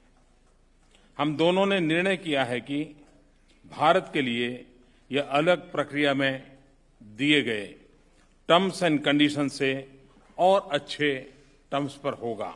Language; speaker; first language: Hindi; non-native, local second language; Gujarati